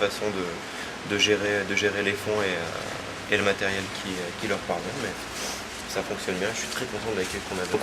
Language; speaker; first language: French; native; French